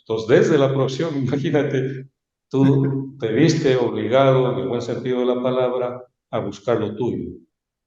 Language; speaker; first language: Spanish; native; Spanish